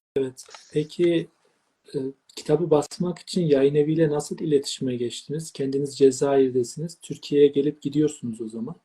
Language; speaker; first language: Turkish; native; Turkish